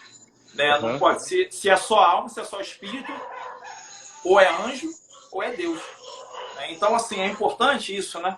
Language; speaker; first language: Portuguese; native; Portuguese